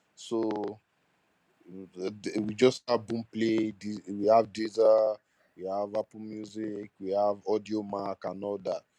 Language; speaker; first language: English; non-native, local second language; Yoruba